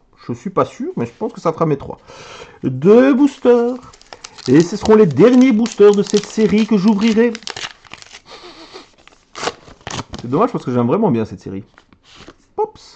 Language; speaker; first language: French; native; French